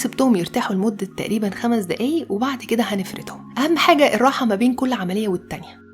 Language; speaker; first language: Arabic; native; Arabic